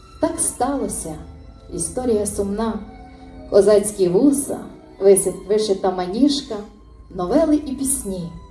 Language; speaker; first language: Ukrainian; native; Ukrainian